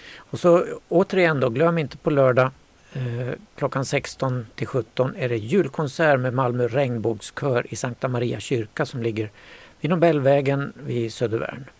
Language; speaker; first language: Swedish; native; Swedish